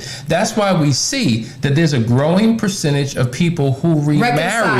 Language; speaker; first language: English; native; English